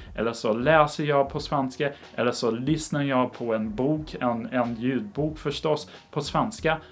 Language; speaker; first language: Swedish; non-native, fluent; English